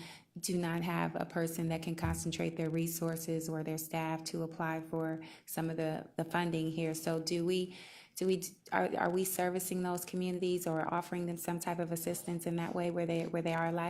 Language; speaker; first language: English; native; English